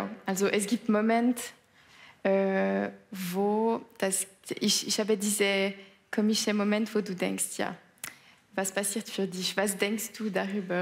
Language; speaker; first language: German; non-native, local second language; French